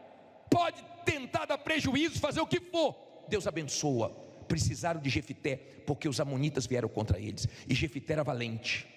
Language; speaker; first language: Portuguese; native; Portuguese